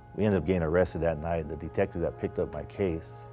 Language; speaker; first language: English; native; English